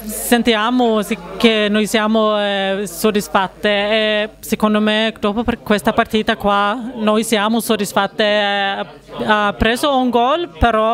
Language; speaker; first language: Italian; non-native, learner; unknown